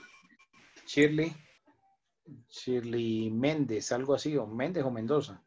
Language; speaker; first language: Spanish; native; Spanish